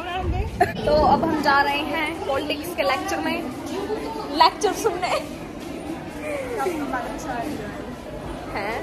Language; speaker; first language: Hindi; native; Hindi